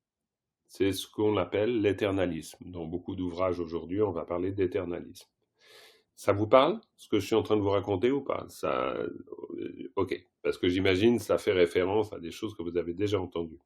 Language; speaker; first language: French; native; French